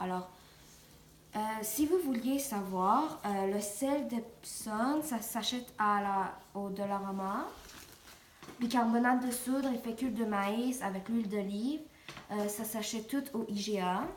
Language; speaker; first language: French; non-native, local second language; English